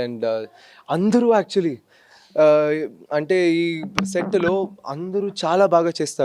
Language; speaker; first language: Telugu; non-native, local second language; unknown